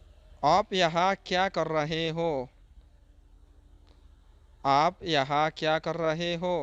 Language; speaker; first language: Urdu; non-native, fluent; Pashto